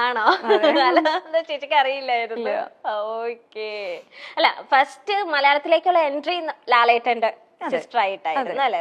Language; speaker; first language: Malayalam; native; Malayalam